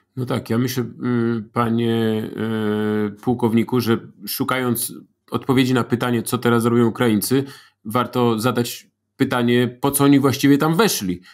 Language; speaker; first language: Polish; native; Polish